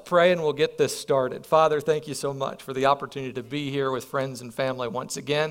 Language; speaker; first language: English; native; English